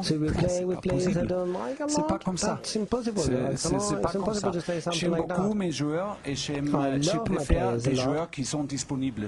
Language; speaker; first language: French; non-native, fluent; German